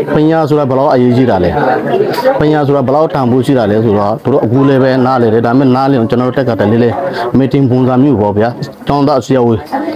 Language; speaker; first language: Burmese; non-native, local second language; Rohingya